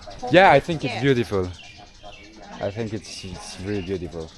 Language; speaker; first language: English; non-native, fluent; French